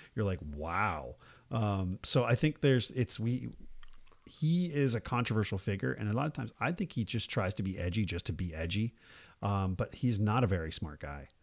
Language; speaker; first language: English; native; English